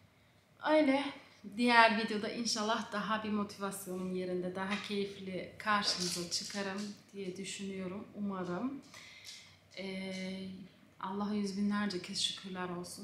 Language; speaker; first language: Turkish; native; Turkish